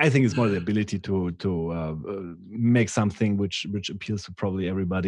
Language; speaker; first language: English; non-native, fluent; German